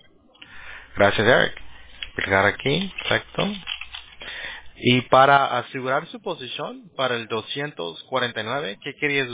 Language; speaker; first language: Spanish; early bilingual, heritage; Spanish